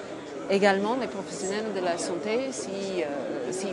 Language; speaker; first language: French; non-native, fluent; English